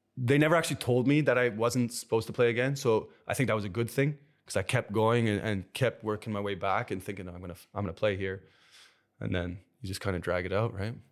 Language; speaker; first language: English; native; English